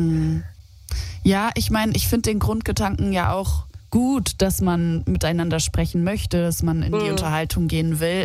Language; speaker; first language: German; native; German